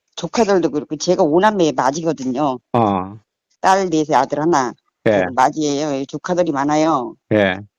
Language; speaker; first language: Korean; native; Korean